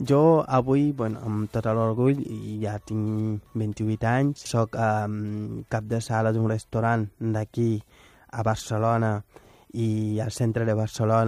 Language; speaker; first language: Catalan; non-native, fluent; Wolof